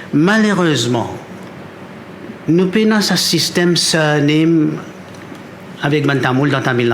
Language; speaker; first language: French; non-native, local second language; Morisyen